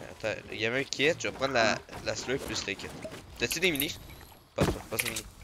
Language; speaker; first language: French; native; French